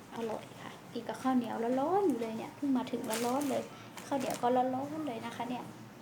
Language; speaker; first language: Thai; native; Thai